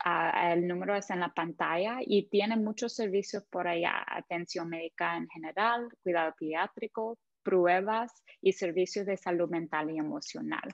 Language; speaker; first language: Spanish; non-native, fluent; English